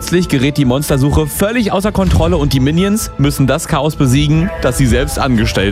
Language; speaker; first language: German; native; German